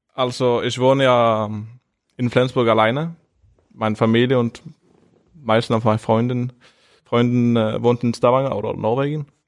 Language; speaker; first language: German; non-native, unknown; Norwegian